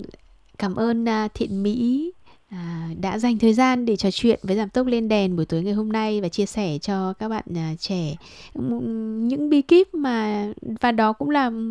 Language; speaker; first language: Vietnamese; native; Vietnamese